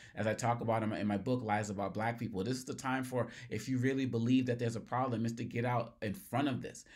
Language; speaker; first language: English; native; English